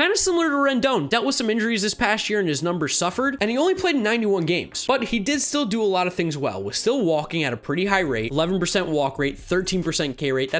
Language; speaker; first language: English; native; English